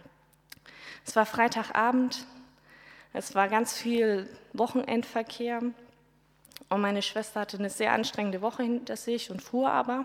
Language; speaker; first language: German; native; German